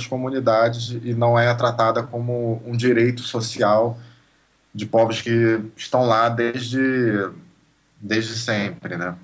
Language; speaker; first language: Portuguese; native; Portuguese